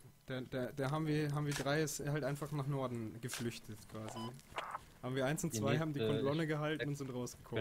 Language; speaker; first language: German; native; German